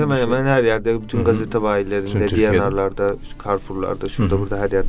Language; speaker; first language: Turkish; native; Turkish